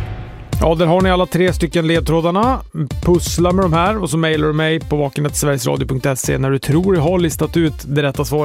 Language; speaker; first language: Swedish; native; Swedish